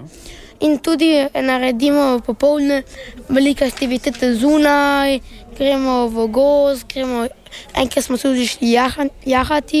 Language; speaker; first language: Slovenian; early bilingual, heritage; Slovenian